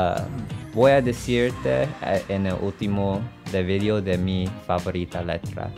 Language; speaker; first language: Spanish; non-native, learner; English